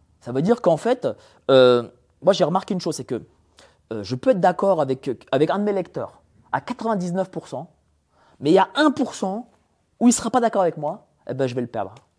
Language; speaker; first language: French; early bilingual, other home language; Polish